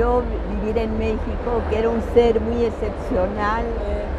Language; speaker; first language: Spanish; early bilingual, other home language; French